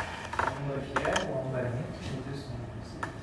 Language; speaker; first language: French; non-native, fluent; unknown